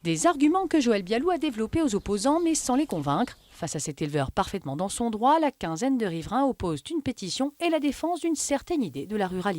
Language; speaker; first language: French; native; French